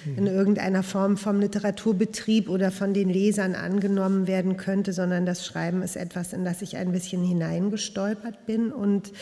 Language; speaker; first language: German; native; German